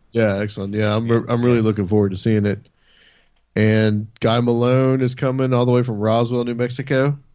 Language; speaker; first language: English; native; English